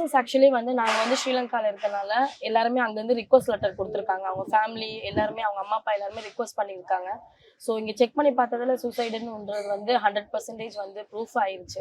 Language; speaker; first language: Tamil; native; Tamil